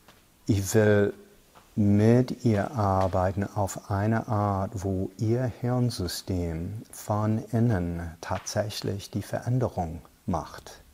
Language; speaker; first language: German; non-native, fluent; English